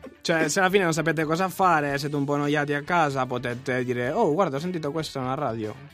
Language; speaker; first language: Italian; non-native, fluent; Catalan